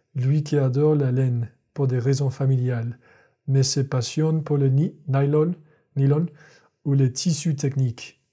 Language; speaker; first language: French; non-native, fluent; English